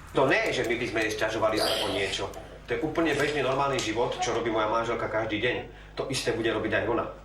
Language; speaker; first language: Slovak; native; Slovak